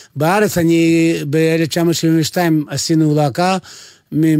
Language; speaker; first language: Hebrew; non-native, fluent; Russian